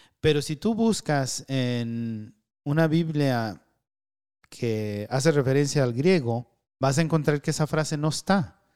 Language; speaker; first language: Spanish; early bilingual, heritage; Spanish